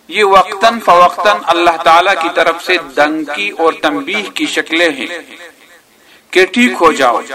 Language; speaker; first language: Urdu; non-native, local second language; Pashto